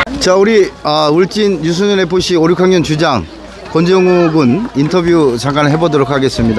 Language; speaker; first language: Korean; native; Korean